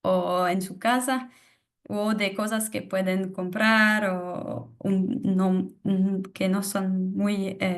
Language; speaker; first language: Spanish; non-native, fluent; French